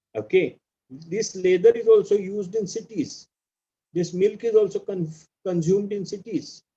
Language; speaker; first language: English; non-native, local second language; Marathi